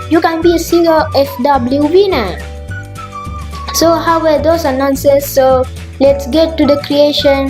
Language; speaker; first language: English; non-native, local second language; Sinhala